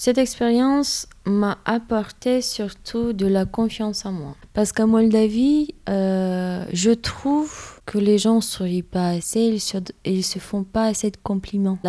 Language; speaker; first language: French; non-native, fluent; Romanian